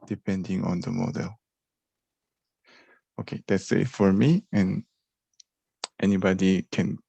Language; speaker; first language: English; non-native, learner; Korean